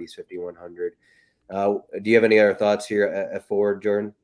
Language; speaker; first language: English; native; English